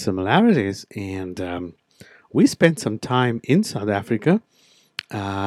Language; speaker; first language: English; non-native, local second language; Afrikaans